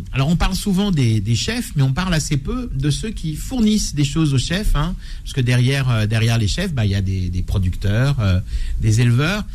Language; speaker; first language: French; native; French